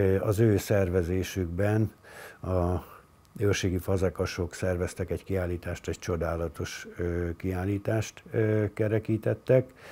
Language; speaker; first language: Hungarian; native; Hungarian